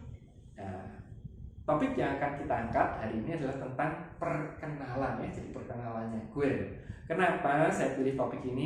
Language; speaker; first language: Indonesian; native; Indonesian